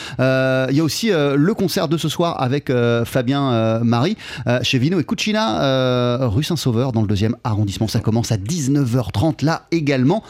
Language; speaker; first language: French; native; French